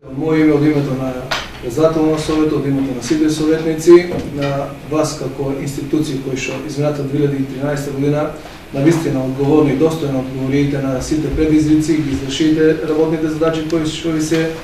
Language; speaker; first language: Macedonian; native; Macedonian